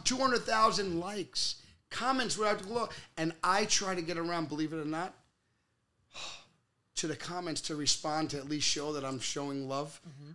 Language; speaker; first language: English; native; English